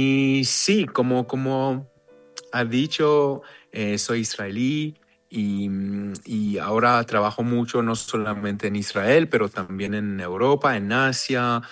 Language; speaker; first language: Spanish; non-native, fluent; Hebrew